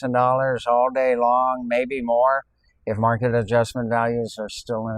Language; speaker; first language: English; native; English